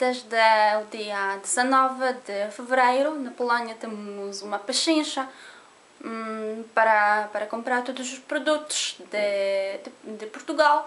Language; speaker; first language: Portuguese; non-native, learner; Polish